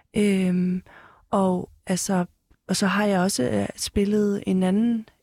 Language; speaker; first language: Danish; early bilingual, heritage; Danish